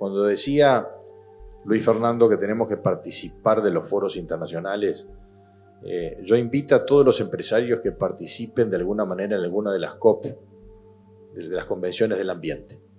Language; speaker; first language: Spanish; native; Spanish